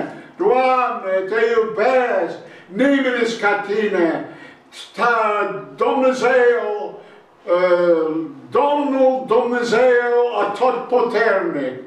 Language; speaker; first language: Romanian; non-native, learner; English